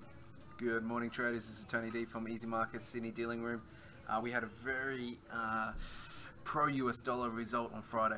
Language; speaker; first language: English; native; English